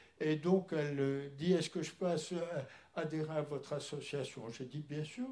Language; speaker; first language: French; early bilingual, other home language; Yiddish